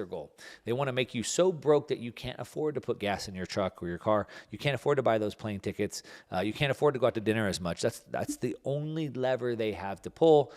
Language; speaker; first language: English; native; English